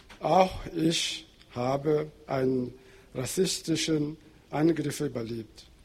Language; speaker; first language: German; non-native, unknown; Portuguese